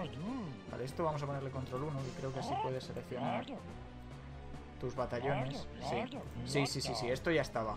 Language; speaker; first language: Spanish; native; Spanish